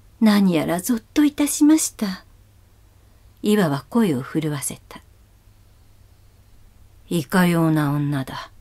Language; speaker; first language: Japanese; native; Japanese